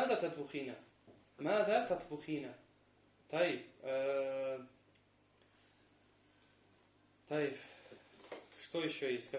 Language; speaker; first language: Arabic; non-native, fluent; Russian